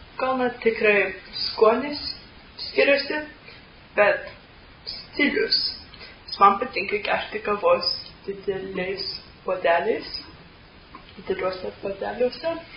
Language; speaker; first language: Lithuanian; non-native, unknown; English